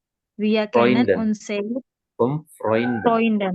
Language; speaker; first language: German; non-native, learner; Indonesian